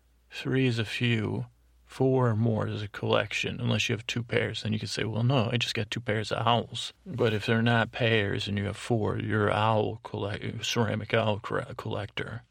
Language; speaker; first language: English; native; English